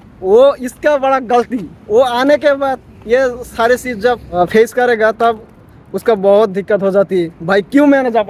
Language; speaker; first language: Hindi; non-native, fluent; Bangla